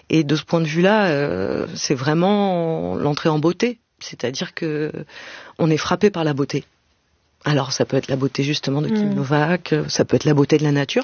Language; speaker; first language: French; native; French